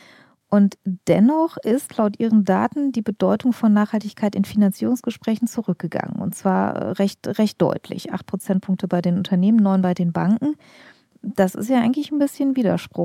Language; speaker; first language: German; native; German